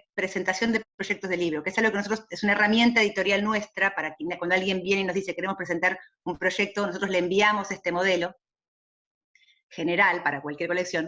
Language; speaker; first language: Spanish; native; Spanish